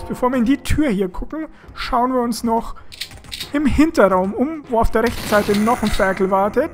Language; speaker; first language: German; native; German